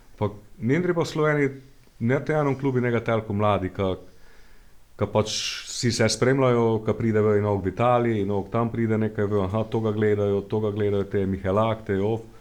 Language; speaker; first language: Slovenian; native; Slovenian